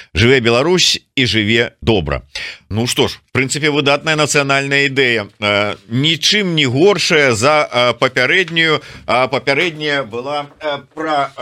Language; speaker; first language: Belarusian; non-native, local second language; Russian